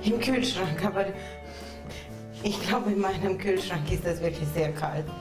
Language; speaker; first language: German; non-native, local second language; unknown